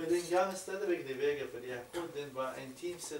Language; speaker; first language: Danish; non-native, learner; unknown